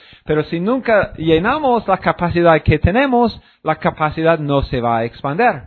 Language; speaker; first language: Spanish; non-native, fluent; English